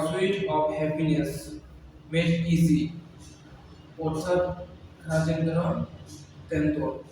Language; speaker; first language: English; non-native, learner; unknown